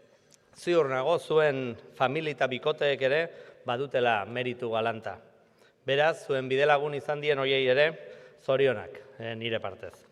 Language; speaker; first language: Basque; native; Basque